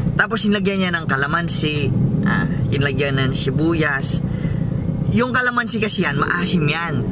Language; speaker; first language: Filipino; non-native, local second language; Pampanga